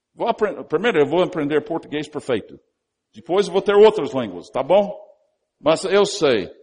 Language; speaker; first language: Portuguese; non-native, fluent; English